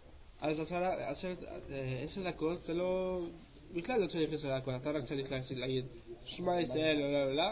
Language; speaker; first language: Hebrew; non-native, learner; Spanish